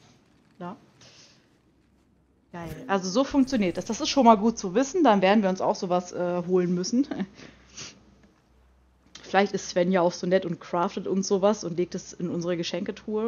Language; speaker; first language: German; native; German